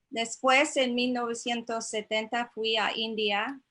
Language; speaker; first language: Spanish; non-native, fluent; English